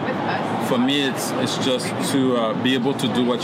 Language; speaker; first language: English; non-native, fluent; French